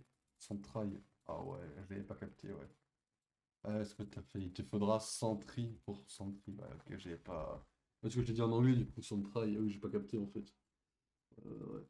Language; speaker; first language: French; native; French